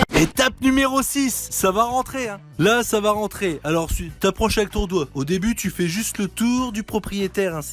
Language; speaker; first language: French; native; French